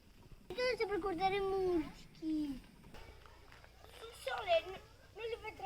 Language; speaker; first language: Italian; early bilingual, other home language; Russian